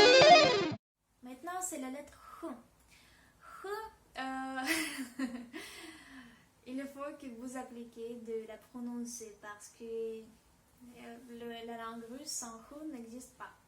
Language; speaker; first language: French; non-native, fluent; Russian